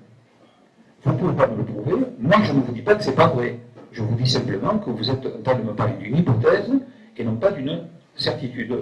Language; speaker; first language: French; native; French